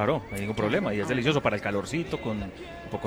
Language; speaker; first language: Spanish; native; Spanish